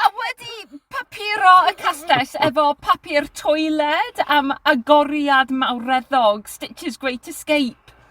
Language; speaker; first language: Welsh; non-native, learner; English